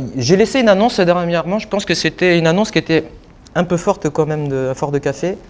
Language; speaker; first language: French; native; French